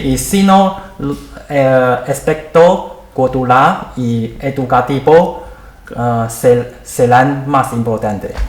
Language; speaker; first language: Spanish; non-native, learner; Chinese